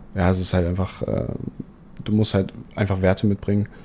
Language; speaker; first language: German; native; German